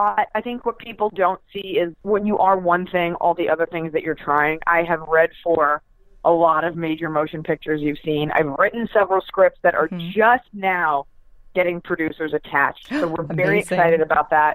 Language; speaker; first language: English; native; English